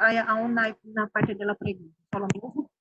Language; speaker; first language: Spanish; non-native, fluent; Portuguese